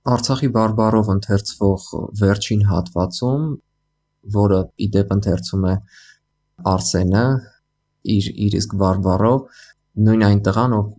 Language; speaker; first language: Armenian; native; Armenian